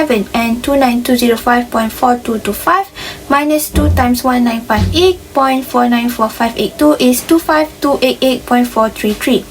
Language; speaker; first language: English; non-native, local second language; Malay